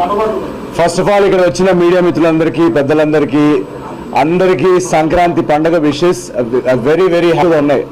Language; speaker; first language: Telugu; native; Telugu